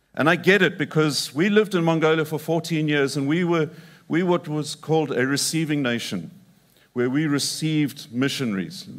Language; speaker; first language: English; native; English